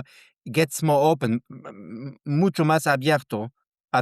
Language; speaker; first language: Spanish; non-native, learner; German